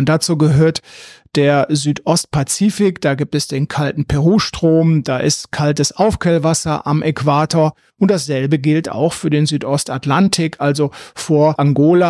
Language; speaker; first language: German; native; German